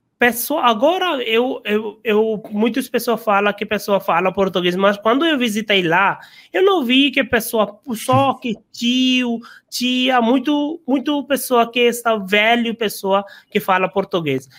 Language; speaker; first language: Portuguese; non-native, learner; Hindi